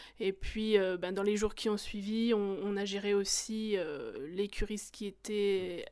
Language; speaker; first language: French; native; French